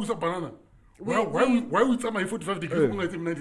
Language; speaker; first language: English; non-native, local second language; Tsonga